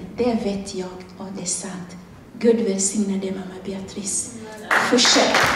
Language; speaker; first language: Swedish; non-native, learner; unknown